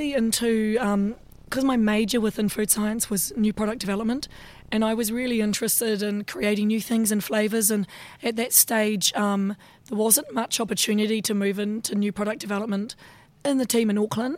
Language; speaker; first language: English; native; English